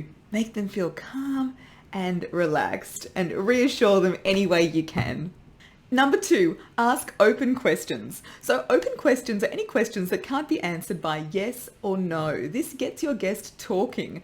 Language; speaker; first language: English; native; English